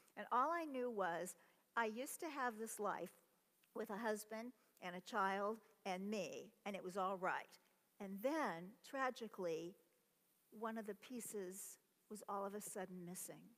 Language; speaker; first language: English; native; English